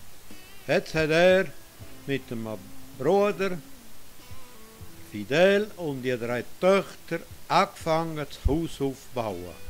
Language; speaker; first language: German; non-native, local second language; Romansh